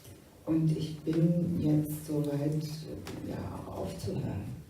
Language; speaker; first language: German; native; German